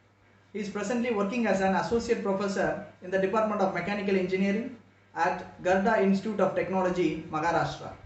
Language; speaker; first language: English; non-native, local second language; Tamil